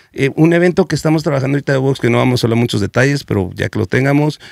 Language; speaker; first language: Spanish; early bilingual, heritage; Spanish